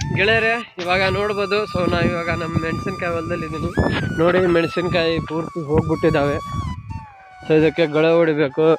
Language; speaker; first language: Kannada; native; Kannada